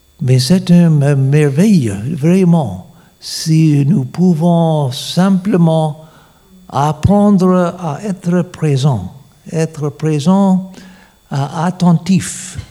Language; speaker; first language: French; non-native, fluent; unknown